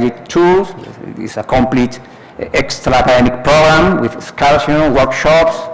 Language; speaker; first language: English; non-native, fluent; Spanish